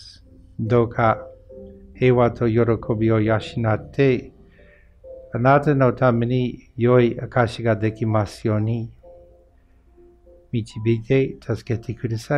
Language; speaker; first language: Japanese; non-native, fluent; English